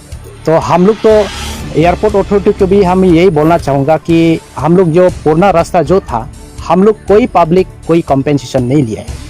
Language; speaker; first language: Hindi; non-native, local second language; Karbi